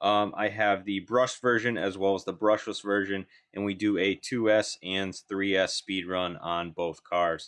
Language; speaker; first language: English; native; English